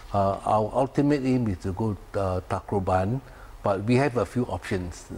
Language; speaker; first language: English; non-native, local second language; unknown